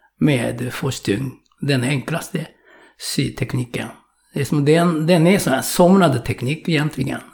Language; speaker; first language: Swedish; non-native, fluent; Japanese